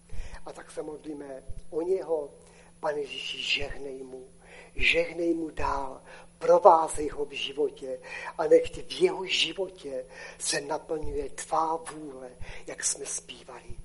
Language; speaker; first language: Czech; non-native, local second language; Polish